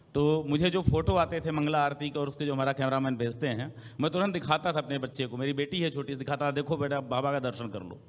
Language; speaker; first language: Hindi; native; Hindi